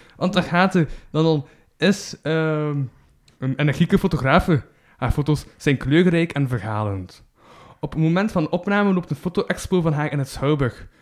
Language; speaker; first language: Dutch; native; Dutch